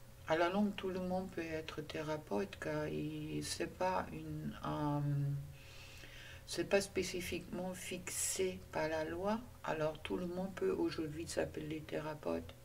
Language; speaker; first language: French; non-native, fluent; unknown